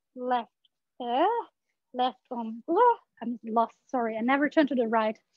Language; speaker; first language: English; non-native, fluent; German